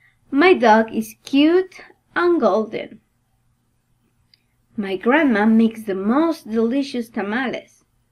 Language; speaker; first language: English; non-native, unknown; Spanish